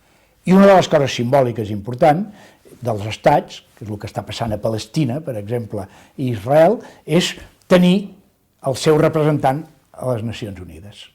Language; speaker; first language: Catalan; native; Catalan